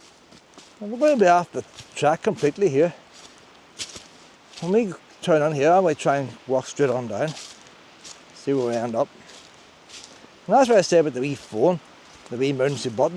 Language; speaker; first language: English; native; English